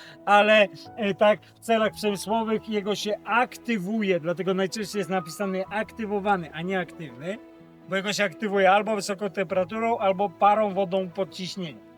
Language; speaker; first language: Polish; native; Polish